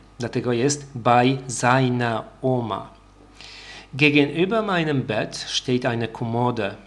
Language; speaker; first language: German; non-native, fluent; Polish